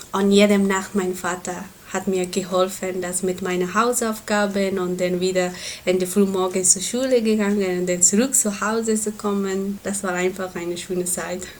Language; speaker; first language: German; non-native, learner; Persian